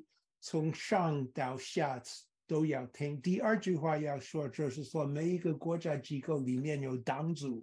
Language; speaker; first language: Chinese; non-native, fluent; English